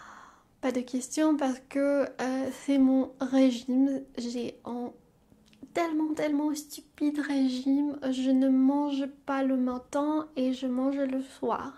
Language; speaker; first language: French; non-native, fluent; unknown